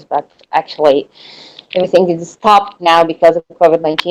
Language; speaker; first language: English; non-native, learner; Arabic